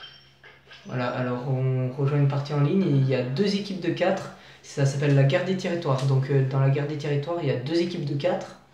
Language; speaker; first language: French; native; French